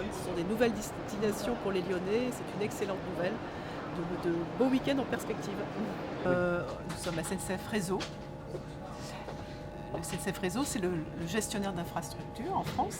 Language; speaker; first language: French; native; French